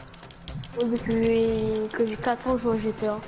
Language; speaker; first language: French; native; French